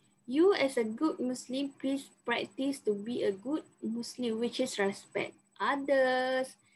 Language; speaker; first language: English; non-native, local second language; Malay